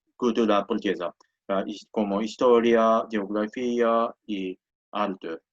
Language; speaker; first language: Portuguese; non-native, learner; Japanese